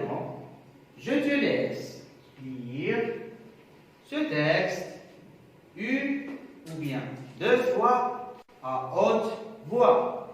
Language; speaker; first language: French; non-native, local second language; Arabic